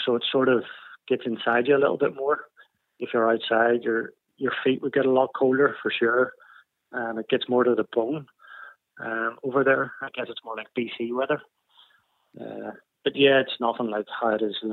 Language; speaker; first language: English; native; English